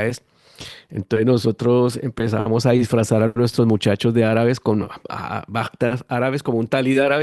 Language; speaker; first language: Spanish; native; Spanish